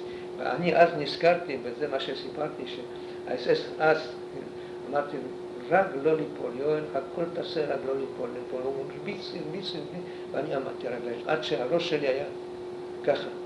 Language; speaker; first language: Hebrew; non-native, fluent; Polish